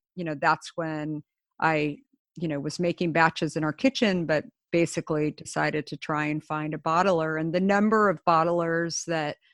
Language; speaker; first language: English; native; English